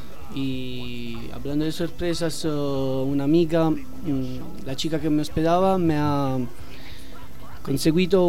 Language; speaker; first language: Spanish; non-native, learner; Italian